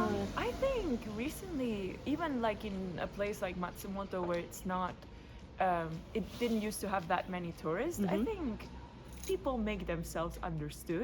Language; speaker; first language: English; non-native, fluent; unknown